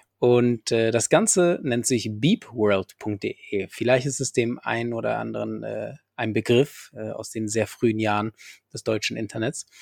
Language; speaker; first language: German; non-native, fluent; Spanish